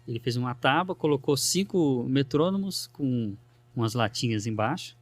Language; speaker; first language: Portuguese; native; Portuguese